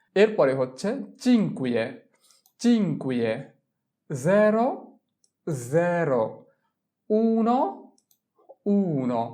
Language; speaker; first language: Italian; non-native, fluent; Bangla